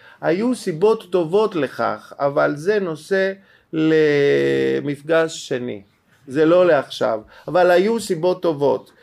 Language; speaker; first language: Hebrew; non-native, fluent; Greek